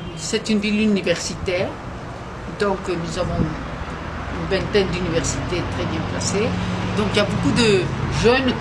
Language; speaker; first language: French; non-native, fluent; Spanish